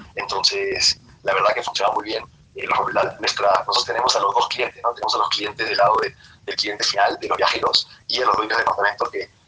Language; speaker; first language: Spanish; native; Spanish